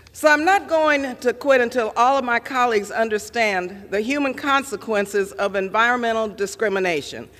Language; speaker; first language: English; native; English